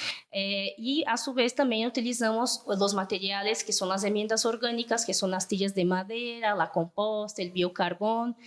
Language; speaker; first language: Spanish; non-native, fluent; Portuguese